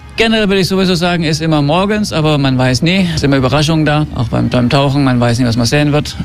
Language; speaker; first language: German; early bilingual, heritage; German